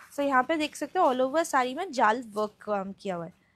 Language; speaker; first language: Hindi; non-native, local second language; Bangla